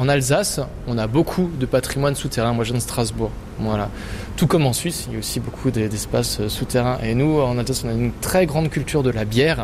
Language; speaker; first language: French; native; French